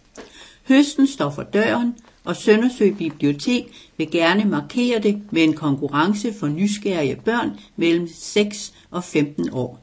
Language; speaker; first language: Danish; native; Danish